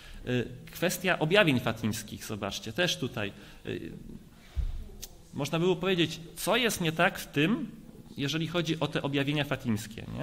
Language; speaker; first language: Polish; native; Polish